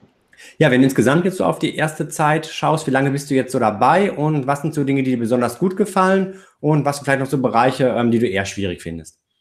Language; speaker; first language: German; native; German